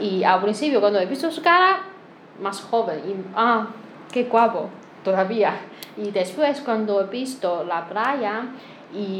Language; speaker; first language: Spanish; non-native, learner; Chinese